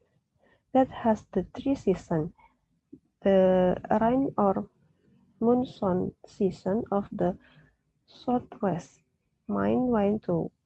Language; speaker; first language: English; non-native, learner; Indonesian